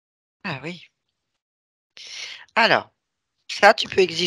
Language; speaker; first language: French; native; French